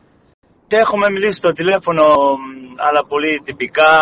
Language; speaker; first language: Greek; non-native, fluent; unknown